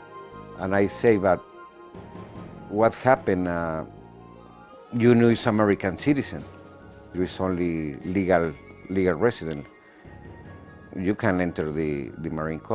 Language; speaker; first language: English; non-native, learner; Spanish